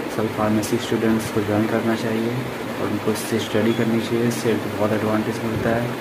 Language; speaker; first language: Hindi; native; Hindi